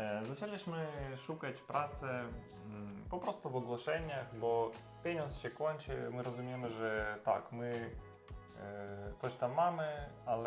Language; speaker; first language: Polish; non-native, learner; Russian